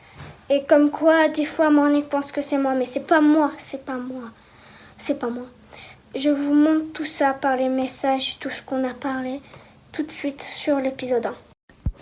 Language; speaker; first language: French; native; French